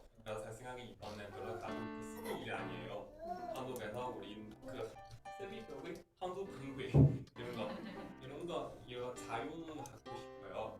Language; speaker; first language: Korean; non-native, learner; Chinese